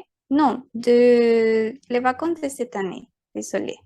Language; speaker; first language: French; non-native, fluent; Spanish